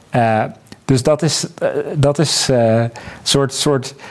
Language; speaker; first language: Dutch; native; Dutch